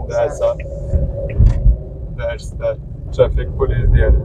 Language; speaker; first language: English; non-native, learner; Pashto